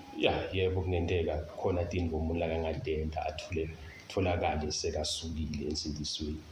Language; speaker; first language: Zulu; non-native, local second language; Swati